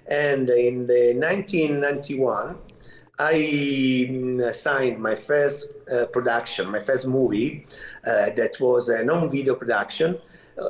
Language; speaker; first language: English; non-native, fluent; Italian